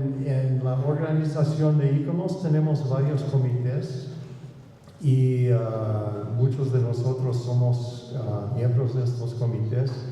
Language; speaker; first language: Spanish; non-native, fluent; English